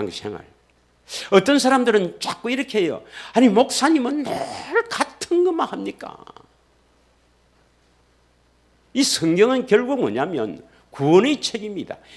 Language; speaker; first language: Korean; native; Korean